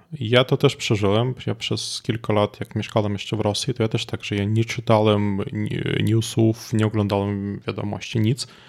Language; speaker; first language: Polish; non-native, fluent; Russian